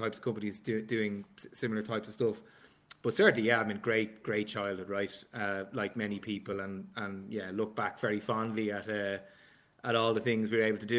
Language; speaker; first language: English; native; English